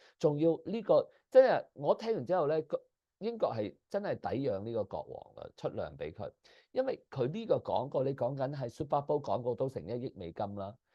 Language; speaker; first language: Cantonese; native; Cantonese